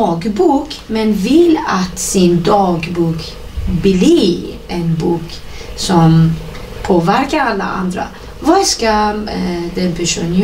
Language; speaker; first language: Swedish; non-native, fluent; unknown